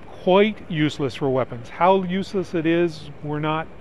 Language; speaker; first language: English; native; English